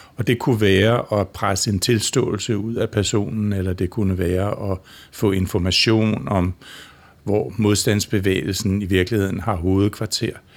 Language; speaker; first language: Danish; native; Danish